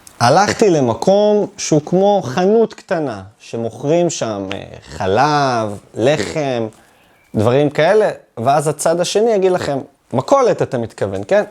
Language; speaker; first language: Hebrew; native; Hebrew